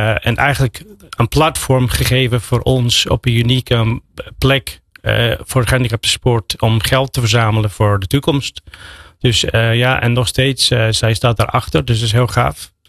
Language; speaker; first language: Dutch; non-native, fluent; English